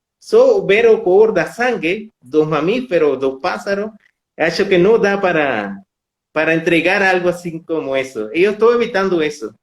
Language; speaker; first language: Portuguese; non-native, fluent; Spanish